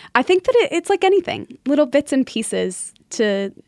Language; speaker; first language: English; native; English